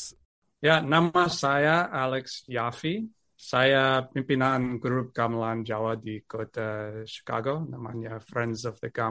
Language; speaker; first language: Indonesian; non-native, fluent; English